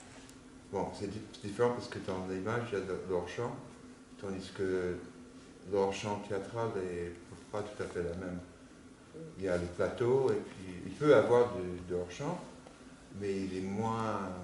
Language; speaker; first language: French; non-native, fluent; English